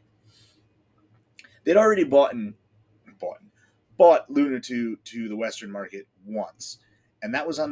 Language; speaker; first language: English; native; English